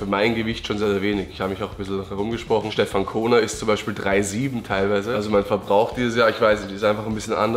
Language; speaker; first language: German; native; German